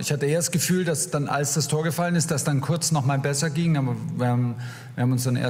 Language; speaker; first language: German; native; German